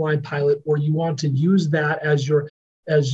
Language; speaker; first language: English; native; English